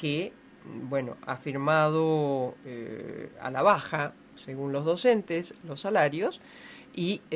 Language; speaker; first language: Spanish; native; Spanish